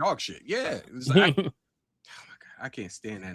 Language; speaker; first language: English; native; English